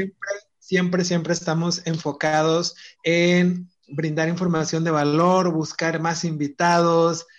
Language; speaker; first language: Spanish; native; Spanish